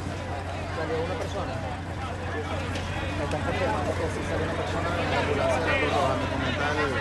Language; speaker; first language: Spanish; native; Spanish